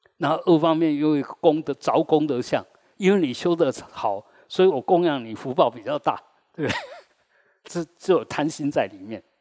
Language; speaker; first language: Chinese; native; Chinese